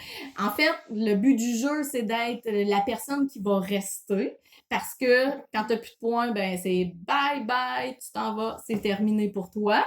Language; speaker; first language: French; native; French